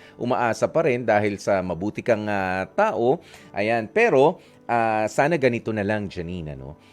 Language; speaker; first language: Filipino; native; Filipino